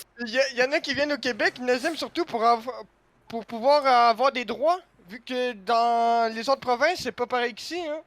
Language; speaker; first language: French; native; French